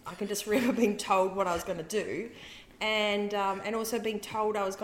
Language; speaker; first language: English; native; English